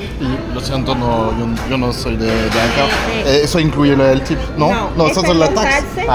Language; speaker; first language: Spanish; non-native, fluent; French